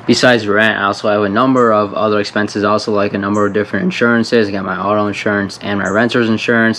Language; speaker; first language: English; native; English